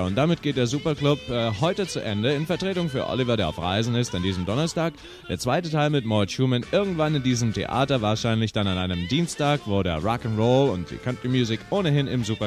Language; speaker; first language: German; native; German